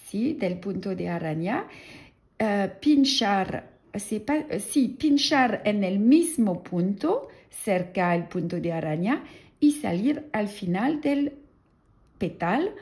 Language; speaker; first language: Spanish; non-native, learner; French